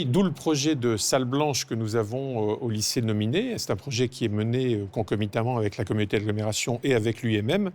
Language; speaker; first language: French; native; French